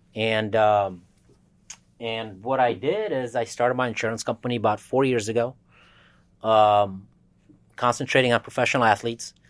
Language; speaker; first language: English; early bilingual, other home language; Russian